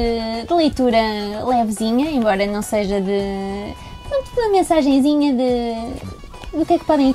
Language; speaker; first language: Portuguese; native; Portuguese